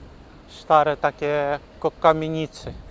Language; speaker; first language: Polish; non-native, learner; Ukrainian